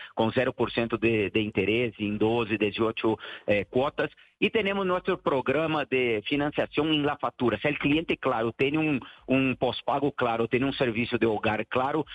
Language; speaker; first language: Spanish; non-native, learner; Portuguese